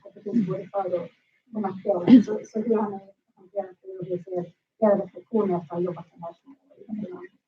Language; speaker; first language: Swedish; native; Swedish